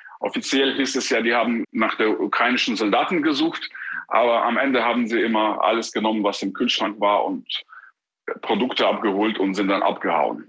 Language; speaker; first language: German; non-native, fluent; Ukrainian